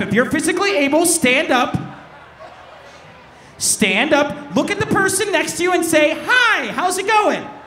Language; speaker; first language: English; native; English